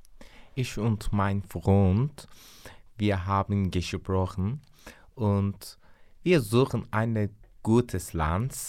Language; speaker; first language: German; non-native, learner; Turkish